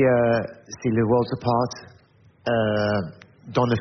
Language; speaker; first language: French; non-native, learner; English